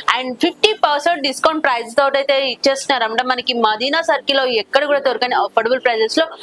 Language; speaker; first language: Telugu; native; Telugu